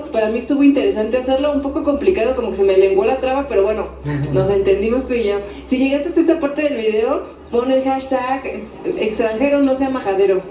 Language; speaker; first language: Spanish; native; Spanish